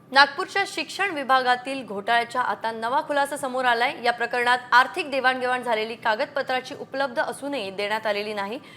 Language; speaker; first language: Marathi; native; Marathi